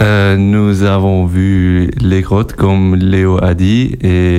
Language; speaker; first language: French; non-native, local second language; German